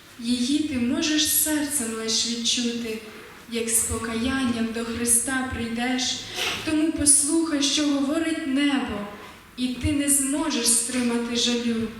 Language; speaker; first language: Ukrainian; native; Ukrainian